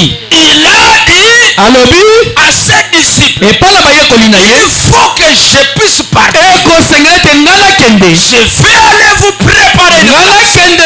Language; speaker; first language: French; non-native, local second language; Lingala